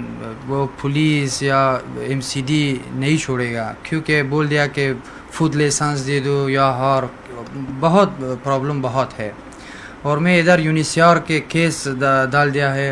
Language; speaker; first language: Hindi; non-native, learner; Persian